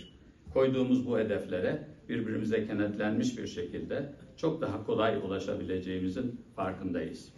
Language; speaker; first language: Turkish; native; Turkish